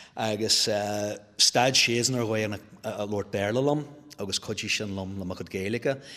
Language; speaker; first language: Irish; non-native, local second language; English